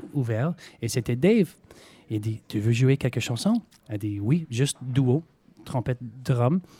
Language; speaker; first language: French; native; French